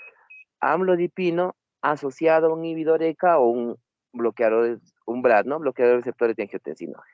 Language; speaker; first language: Spanish; native; Spanish